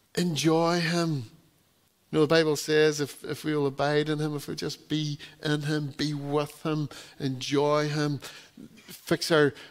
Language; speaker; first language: English; native; English